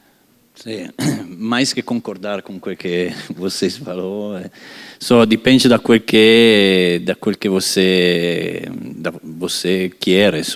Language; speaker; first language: Portuguese; non-native, fluent; Italian